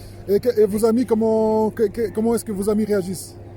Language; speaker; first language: French; native; French